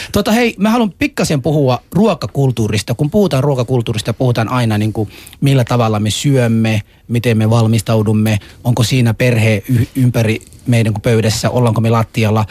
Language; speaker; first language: Finnish; non-native, fluent; Arabic